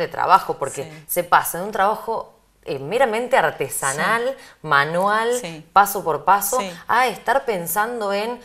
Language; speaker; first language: Spanish; native; Spanish